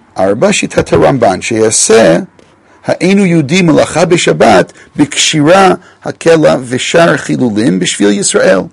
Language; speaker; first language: Hebrew; non-native, fluent; English